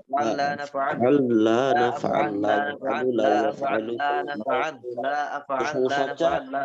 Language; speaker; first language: Arabic; non-native, learner; Bangla